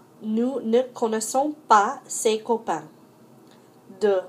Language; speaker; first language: French; non-native, fluent; English